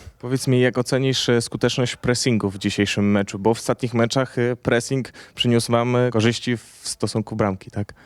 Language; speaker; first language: Polish; native; Polish